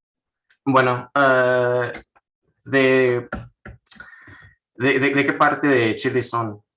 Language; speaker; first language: Spanish; non-native, fluent; English